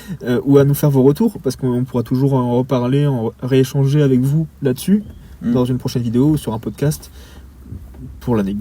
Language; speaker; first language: French; native; French